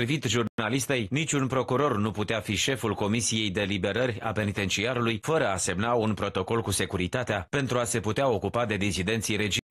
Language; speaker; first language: Romanian; native; Romanian